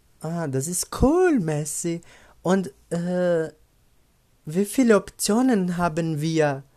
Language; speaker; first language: German; non-native, learner; Portuguese